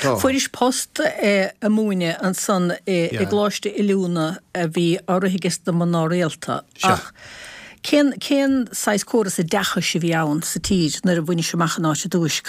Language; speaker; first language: Irish; native; Irish